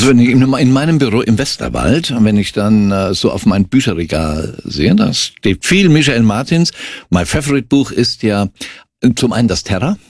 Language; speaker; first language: German; native; German